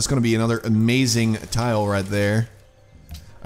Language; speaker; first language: English; native; English